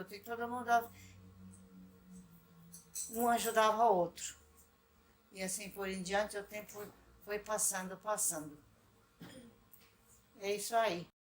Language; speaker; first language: Portuguese; non-native, local second language; Japanese